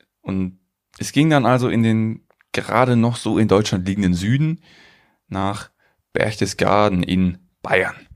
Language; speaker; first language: German; native; German